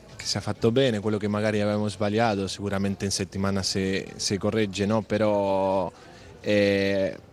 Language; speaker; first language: Italian; non-native, fluent; Spanish